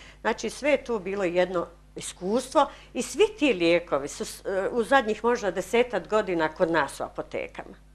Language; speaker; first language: Bosnian; native; Bosnian